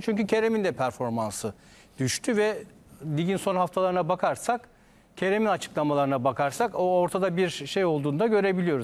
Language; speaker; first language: Turkish; native; Turkish